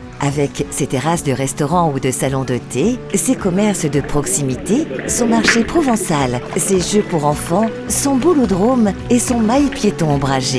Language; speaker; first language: French; native; French